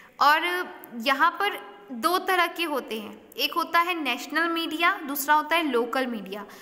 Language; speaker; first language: Hindi; native; Hindi